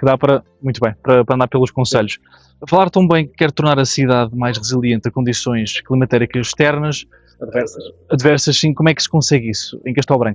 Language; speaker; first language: Portuguese; native; Portuguese